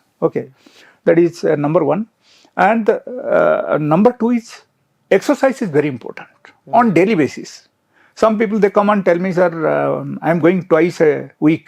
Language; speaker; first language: English; non-native, local second language; Telugu